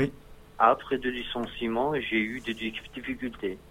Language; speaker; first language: French; non-native, learner; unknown